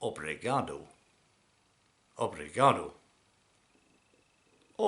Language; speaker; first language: Portuguese; non-native, learner; English